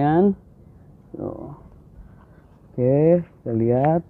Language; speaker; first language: Indonesian; native; Indonesian